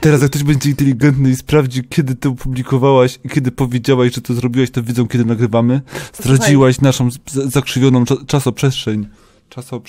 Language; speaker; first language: Polish; native; Polish